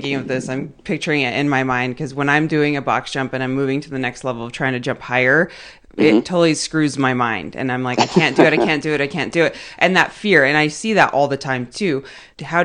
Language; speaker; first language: English; native; English